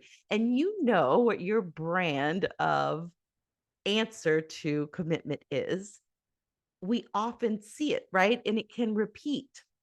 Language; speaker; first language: English; native; English